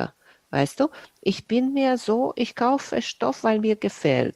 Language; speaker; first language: German; non-native, fluent; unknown